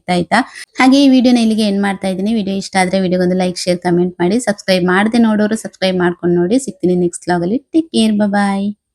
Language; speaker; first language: Kannada; non-native, local second language; Tulu